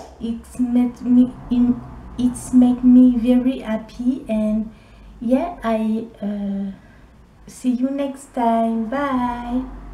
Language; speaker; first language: English; non-native, learner; French